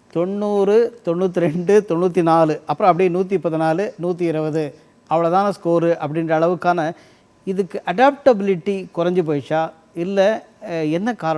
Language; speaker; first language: Tamil; native; Tamil